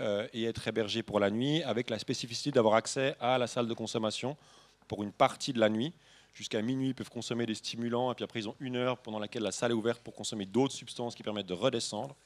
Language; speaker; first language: French; native; French